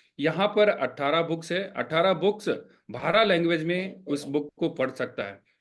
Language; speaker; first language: Hindi; non-native, local second language; Kannada